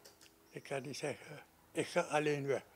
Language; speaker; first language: Dutch; non-native, local second language; Sranan Tongo